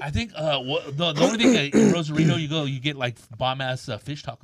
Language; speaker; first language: English; early bilingual, other home language; Spanish